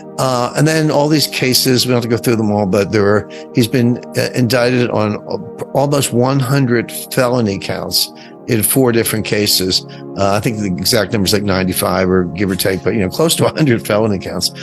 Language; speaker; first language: English; native; English